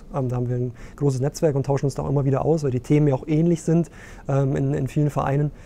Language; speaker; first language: German; early bilingual, other home language; Romanian